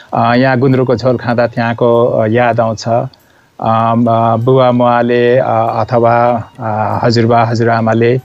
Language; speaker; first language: Nepali; non-native, local second language; Newari